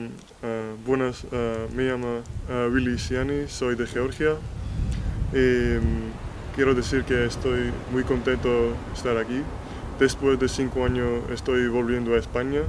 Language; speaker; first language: Spanish; non-native, fluent; Georgian